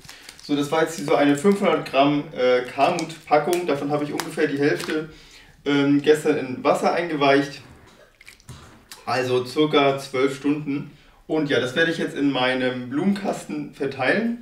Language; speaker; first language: German; native; German